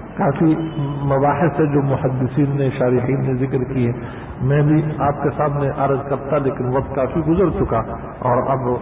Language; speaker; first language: Urdu; non-native, local second language; Pashto